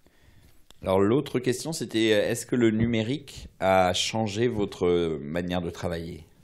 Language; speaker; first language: French; native; French